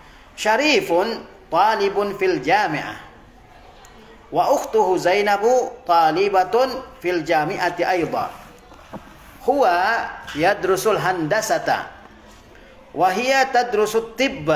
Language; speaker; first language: Arabic; non-native, fluent; Indonesian